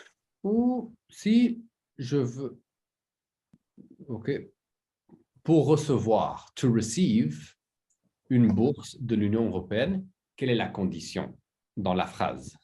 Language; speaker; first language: French; native; French